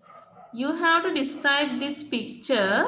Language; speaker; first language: English; non-native, fluent; Sinhala